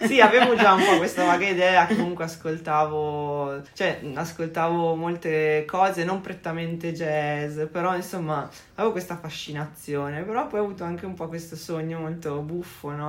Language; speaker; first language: Italian; native; Italian